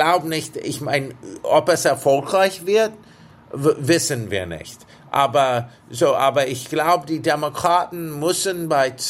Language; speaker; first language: German; non-native, fluent; English